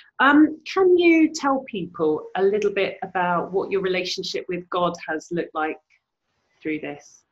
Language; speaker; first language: English; native; English